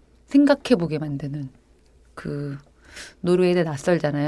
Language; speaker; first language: Korean; native; Korean